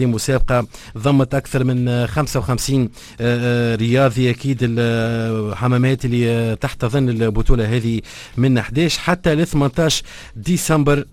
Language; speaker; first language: Arabic; native; Arabic